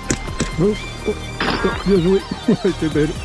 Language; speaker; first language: French; native; French